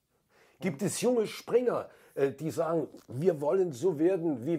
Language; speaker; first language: German; native; German